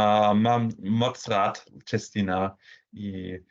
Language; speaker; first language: Czech; non-native, learner; German